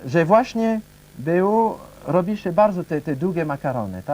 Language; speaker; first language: Polish; non-native, learner; Chinese